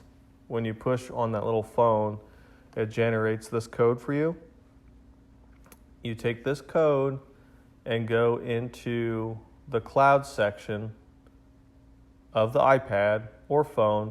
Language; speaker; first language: English; native; English